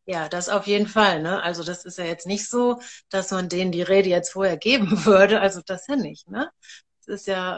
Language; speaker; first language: German; native; German